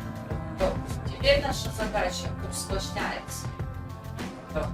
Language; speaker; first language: Russian; native; Russian